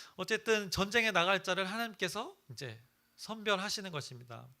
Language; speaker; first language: Korean; native; Korean